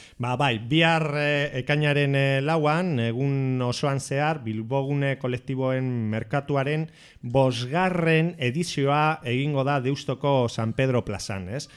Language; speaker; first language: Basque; native; Basque